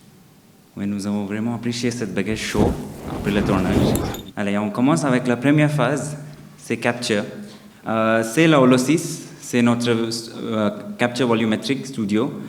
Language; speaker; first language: French; non-native, fluent; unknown